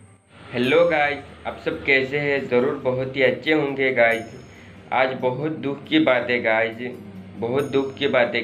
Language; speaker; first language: Hindi; non-native, local second language; Bangla